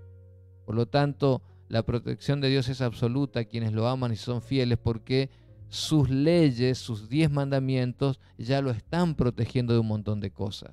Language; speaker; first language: Spanish; native; Spanish